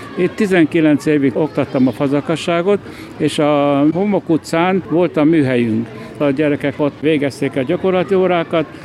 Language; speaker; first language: Hungarian; native; Hungarian